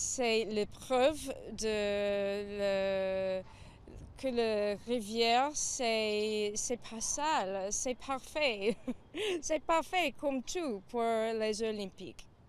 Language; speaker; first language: French; non-native, learner; English